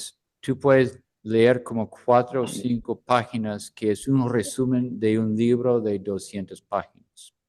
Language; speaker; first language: Spanish; non-native, fluent; English